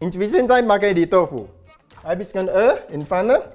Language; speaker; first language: German; non-native, learner; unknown